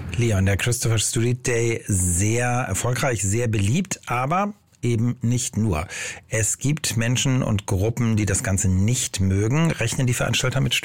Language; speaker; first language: German; native; German